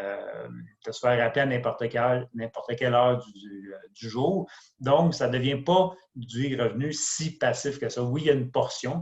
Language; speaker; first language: French; native; French